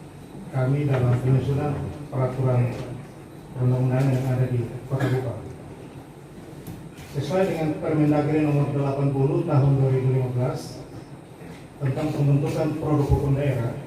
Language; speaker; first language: Indonesian; native; Indonesian